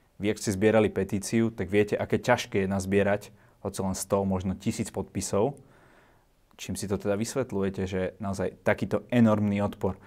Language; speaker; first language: Slovak; native; Slovak